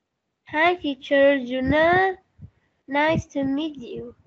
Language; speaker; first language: English; non-native, learner; Vietnamese